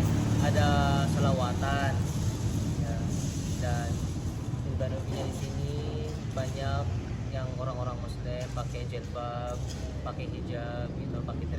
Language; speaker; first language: Indonesian; non-native, learner; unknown